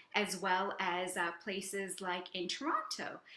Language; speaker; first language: English; native; English